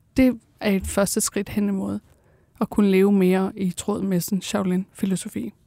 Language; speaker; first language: Danish; early bilingual, other home language; Persian